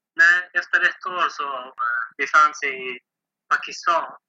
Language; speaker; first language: Swedish; non-native, fluent; Persian